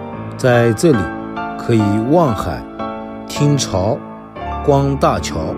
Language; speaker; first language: Chinese; native; Chinese